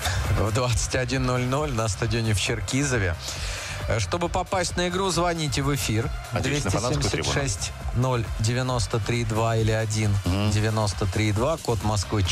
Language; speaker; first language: Russian; native; Russian